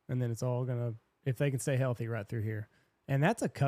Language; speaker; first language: English; native; English